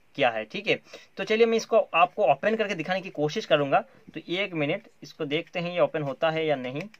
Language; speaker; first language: Hindi; non-native, local second language; Bangla